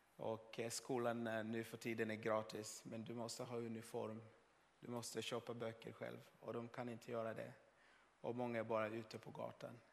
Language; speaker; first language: Swedish; non-native, fluent; Swahili